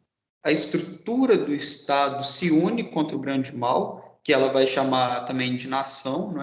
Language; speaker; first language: Portuguese; native; Portuguese